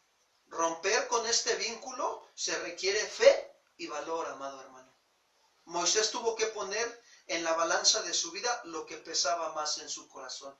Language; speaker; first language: Spanish; native; Spanish